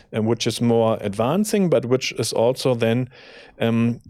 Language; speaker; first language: English; non-native, fluent; German